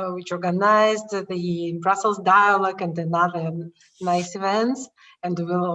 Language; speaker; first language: English; non-native, fluent; Russian